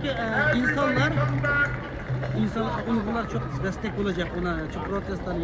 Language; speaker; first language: Turkish; non-native, learner; Uyghur